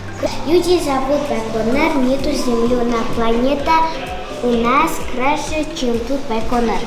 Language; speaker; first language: Russian; non-native, local second language; Kazakh